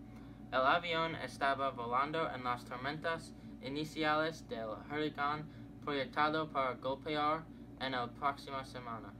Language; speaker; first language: Spanish; non-native, learner; English